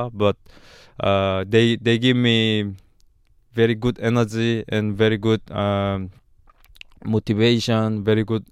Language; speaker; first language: English; non-native, learner; Korean